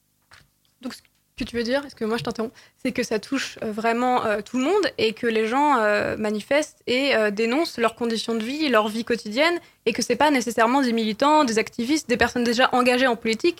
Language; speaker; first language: French; native; French